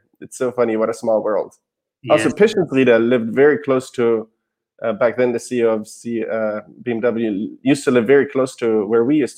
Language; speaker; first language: English; non-native, fluent; German